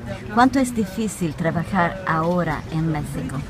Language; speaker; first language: Spanish; non-native, learner; Italian